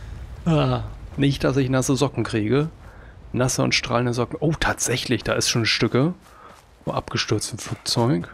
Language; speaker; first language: German; native; German